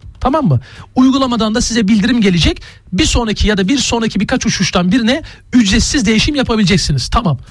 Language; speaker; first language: Turkish; native; Turkish